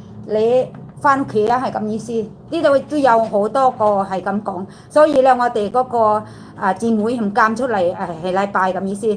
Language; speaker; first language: Cantonese; non-native, learner; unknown